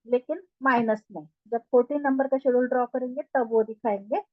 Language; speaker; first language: Hindi; non-native, local second language; Marathi